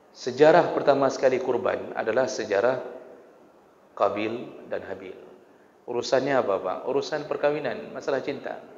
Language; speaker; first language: Malay; non-native, local second language; Achinese